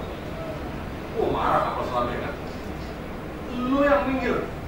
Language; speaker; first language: Indonesian; native; Indonesian